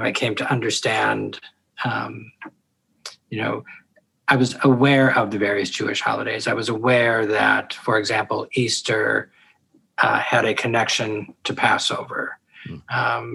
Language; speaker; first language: English; native; English